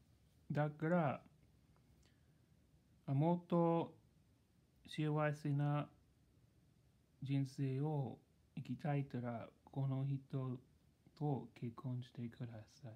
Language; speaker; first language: Japanese; non-native, learner; English